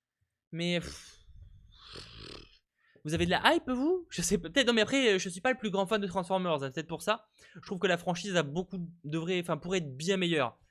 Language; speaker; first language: French; native; French